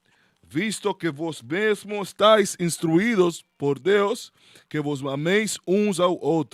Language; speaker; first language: Portuguese; non-native, learner; Spanish